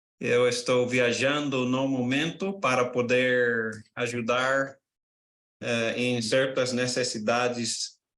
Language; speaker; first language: Portuguese; non-native, fluent; English